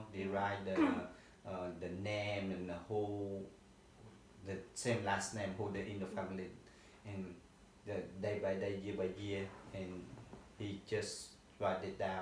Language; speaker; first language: English; non-native, learner; Vietnamese